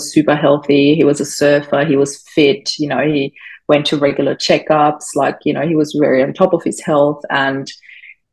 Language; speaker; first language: English; non-native, fluent; German